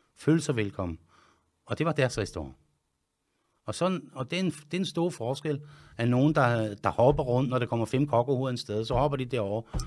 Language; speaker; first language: Danish; non-native, fluent; French